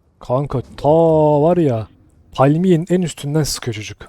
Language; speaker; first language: Turkish; native; Turkish